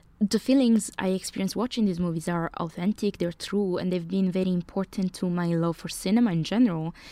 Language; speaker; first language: English; non-native, fluent; Italian